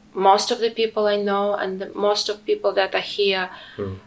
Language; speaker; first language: English; non-native, fluent; Ukrainian